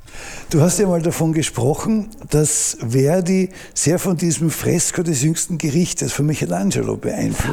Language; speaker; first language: German; native; German